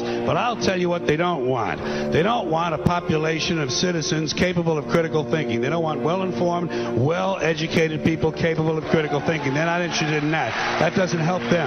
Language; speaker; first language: English; native; English